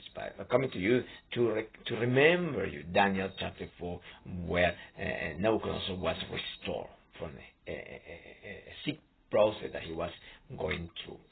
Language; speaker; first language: English; non-native, fluent; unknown